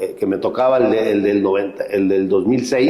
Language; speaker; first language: Spanish; native; Spanish